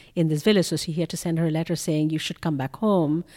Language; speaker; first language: English; non-native, local second language; Bangla